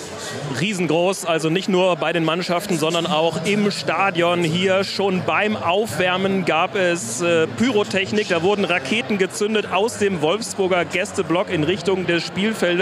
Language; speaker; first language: German; native; German